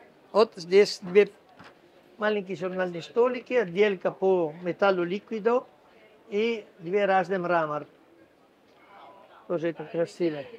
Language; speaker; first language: Russian; non-native, fluent; Italian